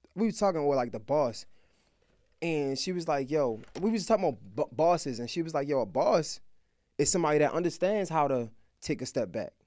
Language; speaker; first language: English; native; English